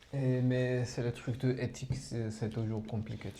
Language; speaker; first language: French; non-native, fluent; Georgian